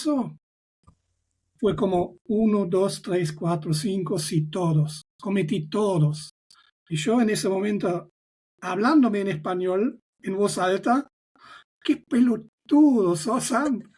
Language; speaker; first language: Spanish; non-native, fluent; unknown